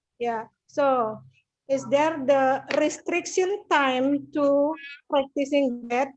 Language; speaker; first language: English; non-native, learner; Indonesian